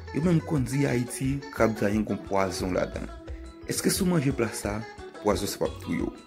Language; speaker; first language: French; non-native, learner; Haitian Creole